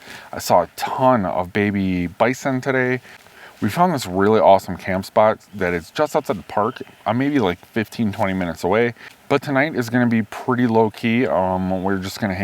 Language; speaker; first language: English; native; English